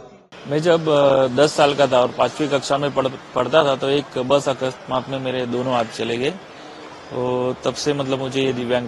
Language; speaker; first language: Hindi; non-native, local second language; Gujarati